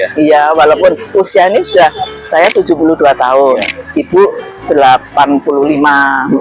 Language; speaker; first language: Indonesian; native; Indonesian